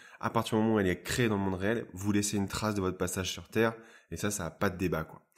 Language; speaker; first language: French; native; French